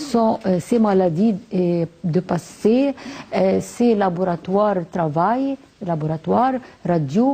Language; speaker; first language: French; non-native, fluent; Arabic